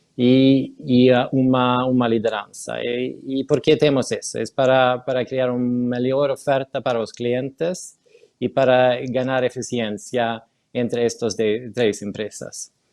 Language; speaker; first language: Portuguese; non-native, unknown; Spanish